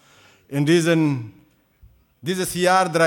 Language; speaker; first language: German; non-native, fluent; Russian